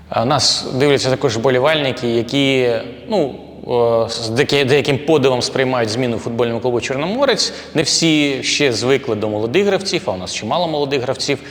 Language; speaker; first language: Ukrainian; native; Ukrainian